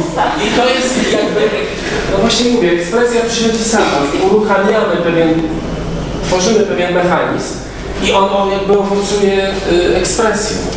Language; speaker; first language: Polish; native; Polish